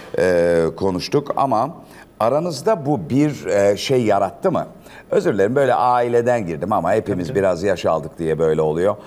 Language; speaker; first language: Turkish; native; Turkish